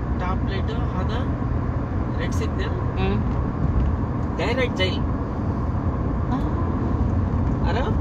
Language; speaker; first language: Arabic; non-native, learner; Hindi